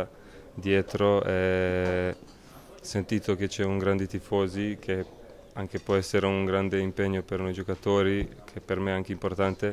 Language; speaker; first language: Italian; non-native, learner; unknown